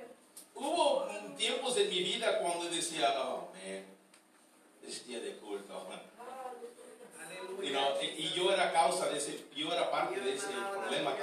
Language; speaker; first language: Spanish; early bilingual, heritage; Spanish